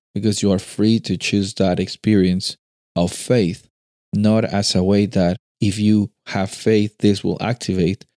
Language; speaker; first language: English; non-native, fluent; Spanish